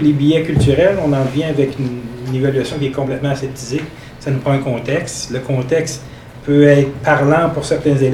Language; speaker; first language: French; native; French